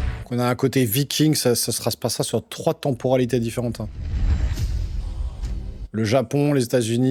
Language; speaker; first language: French; native; French